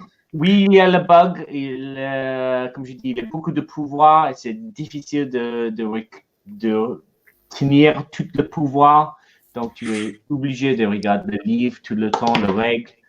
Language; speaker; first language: French; non-native, learner; English